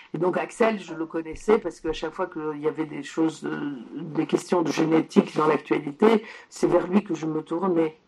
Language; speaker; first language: French; early bilingual, other home language; Polish